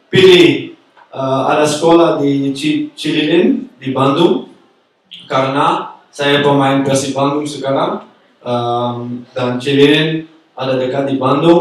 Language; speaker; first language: Indonesian; non-native, learner; Dutch